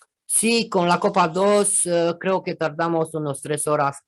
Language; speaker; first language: Spanish; non-native, fluent; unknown